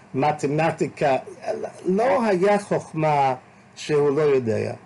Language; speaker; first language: Hebrew; non-native, fluent; English